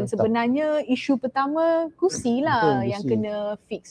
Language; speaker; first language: Malay; native; Malay